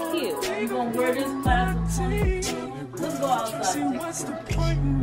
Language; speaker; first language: English; native; English